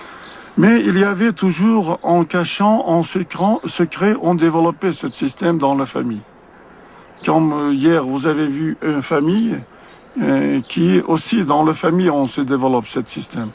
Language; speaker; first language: French; non-native, learner; Uzbek